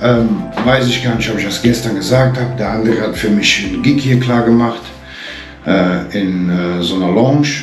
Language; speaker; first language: German; native; German